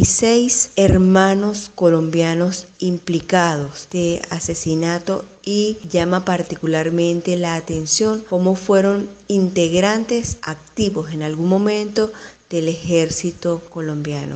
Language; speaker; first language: Spanish; native; Spanish